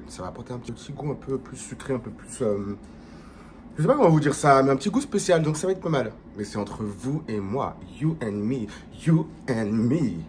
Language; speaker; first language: French; native; French